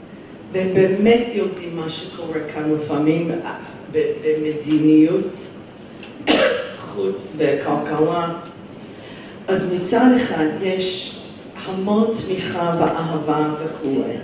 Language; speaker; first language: Hebrew; non-native, fluent; English